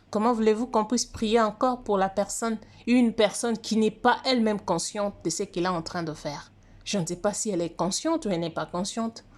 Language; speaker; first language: French; non-native, local second language; Lingala